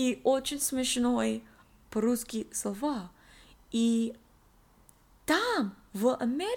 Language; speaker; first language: Russian; non-native, learner; English